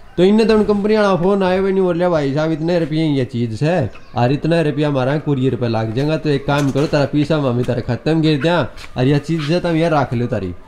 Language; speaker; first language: Hindi; native; Hindi